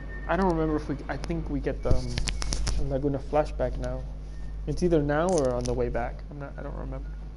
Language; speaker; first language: English; early bilingual, other home language; Spanish